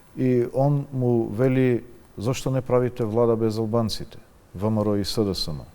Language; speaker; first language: Macedonian; non-native, local second language; Albanian